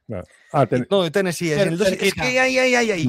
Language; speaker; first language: Spanish; native; Spanish